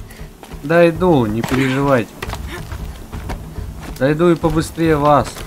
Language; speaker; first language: Russian; native; Russian